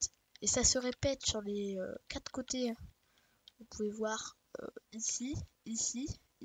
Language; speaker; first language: French; native; French